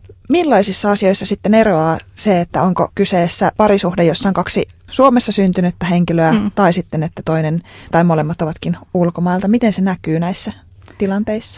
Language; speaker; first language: Finnish; native; Finnish